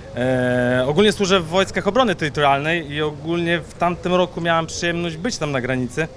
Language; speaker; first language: Polish; native; Polish